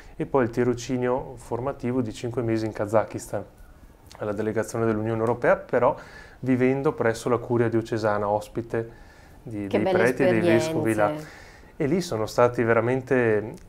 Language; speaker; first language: Italian; native; Italian